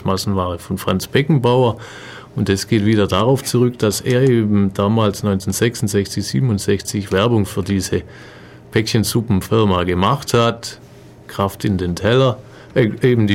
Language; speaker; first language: German; native; German